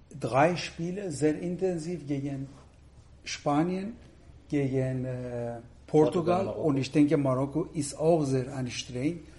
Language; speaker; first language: German; non-native, learner; Persian